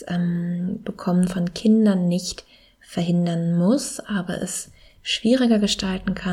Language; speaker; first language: German; native; German